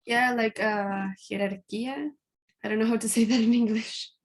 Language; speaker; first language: English; non-native, fluent; Spanish